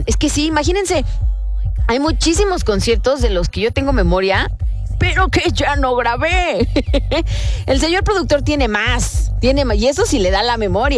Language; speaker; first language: Spanish; native; Spanish